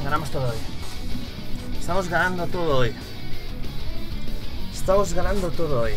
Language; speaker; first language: Spanish; native; Spanish